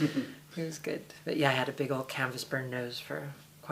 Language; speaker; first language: English; native; English